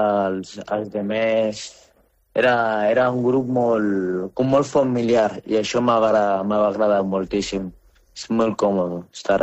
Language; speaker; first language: Catalan; non-native, fluent; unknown